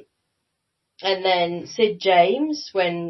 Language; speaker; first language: English; native; English